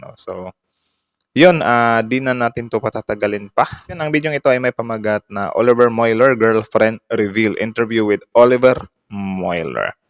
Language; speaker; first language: Filipino; native; Filipino